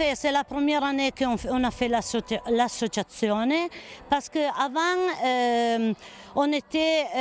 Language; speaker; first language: French; non-native, learner; Italian